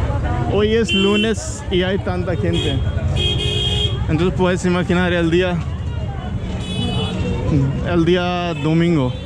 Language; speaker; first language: Spanish; non-native, learner; Hindi